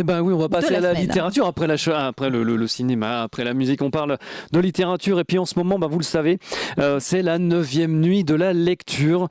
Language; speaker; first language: French; native; French